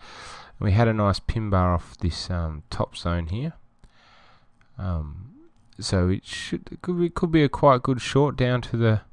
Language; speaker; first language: English; native; English